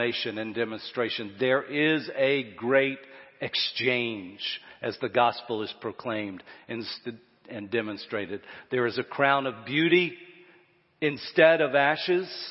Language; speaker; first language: English; native; English